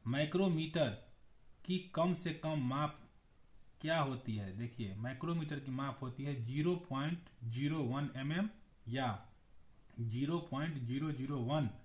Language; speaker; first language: Hindi; native; Hindi